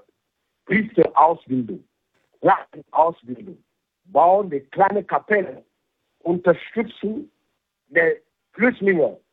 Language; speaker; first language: German; non-native, fluent; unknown